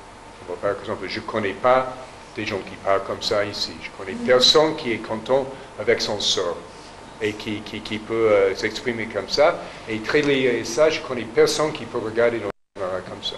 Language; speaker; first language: French; non-native, fluent; English